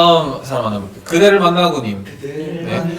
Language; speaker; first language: Korean; native; Korean